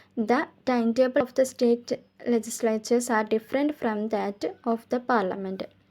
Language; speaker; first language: English; non-native, local second language; Malayalam